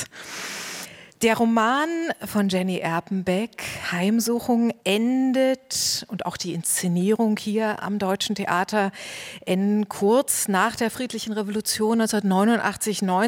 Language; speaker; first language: German; native; German